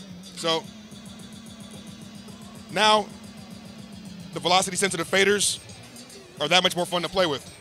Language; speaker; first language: English; native; English